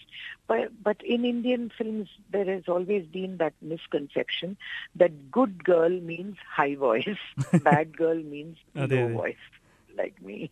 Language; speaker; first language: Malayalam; non-native, local second language; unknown